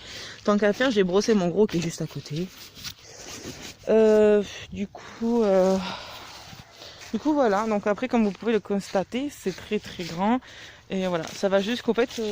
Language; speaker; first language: French; native; French